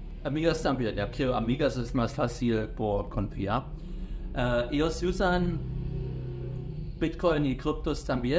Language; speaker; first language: Spanish; non-native, learner; German